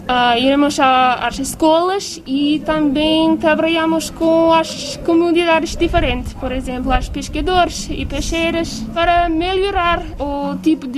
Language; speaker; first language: Portuguese; non-native, learner; English